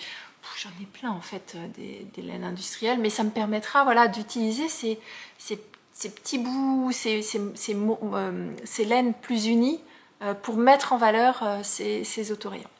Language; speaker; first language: French; native; French